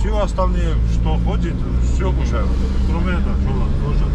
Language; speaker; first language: Russian; non-native, fluent; Georgian